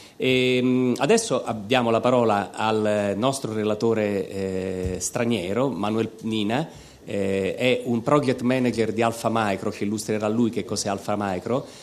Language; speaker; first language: Italian; native; Italian